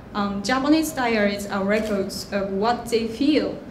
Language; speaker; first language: English; non-native, fluent; Japanese